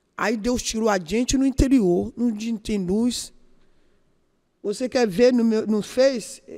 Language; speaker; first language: Portuguese; non-native, learner; Yoruba